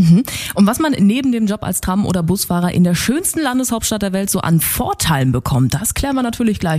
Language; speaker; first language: German; native; German